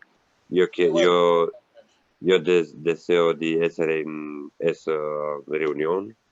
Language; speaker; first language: Spanish; non-native, learner; Italian